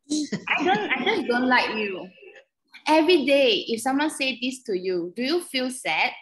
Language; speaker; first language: English; non-native, local second language; Chinese